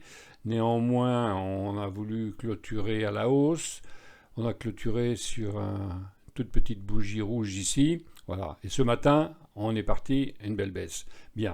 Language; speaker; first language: French; native; French